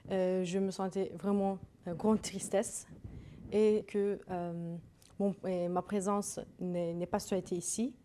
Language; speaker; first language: French; non-native, learner; Turkish